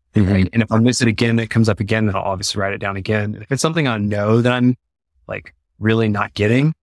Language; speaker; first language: English; native; English